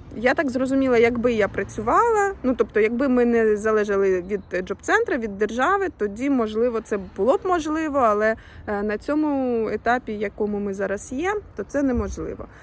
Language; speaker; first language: Ukrainian; native; Ukrainian